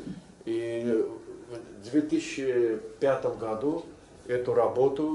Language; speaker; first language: Russian; non-native, local second language; Azerbaijani